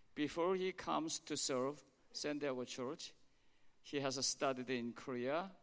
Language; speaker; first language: English; non-native, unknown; Korean